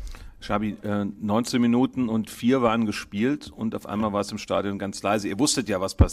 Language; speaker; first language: German; native; German